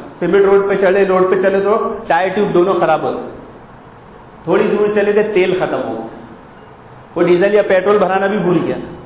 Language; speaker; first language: Urdu; native; Urdu